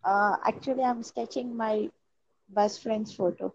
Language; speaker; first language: English; non-native, learner; Gujarati